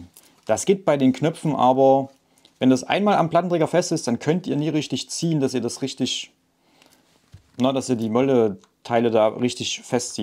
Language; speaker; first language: German; native; German